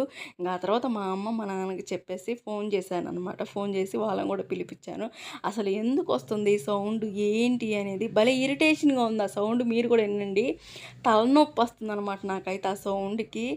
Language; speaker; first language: Telugu; native; Telugu